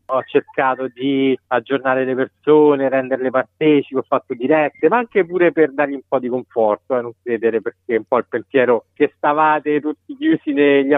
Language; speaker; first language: Italian; native; Italian